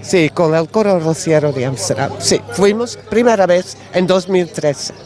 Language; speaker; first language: Spanish; non-native, learner; Dutch